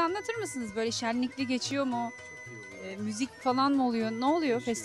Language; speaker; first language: Turkish; native; Turkish